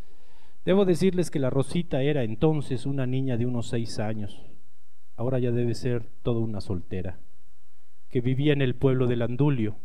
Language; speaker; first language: Spanish; native; Spanish